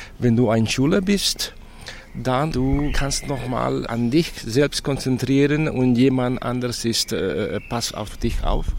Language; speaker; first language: German; non-native, fluent; Spanish